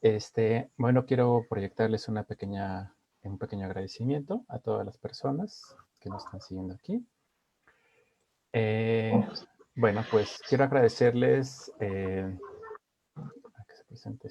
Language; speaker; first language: Spanish; native; Spanish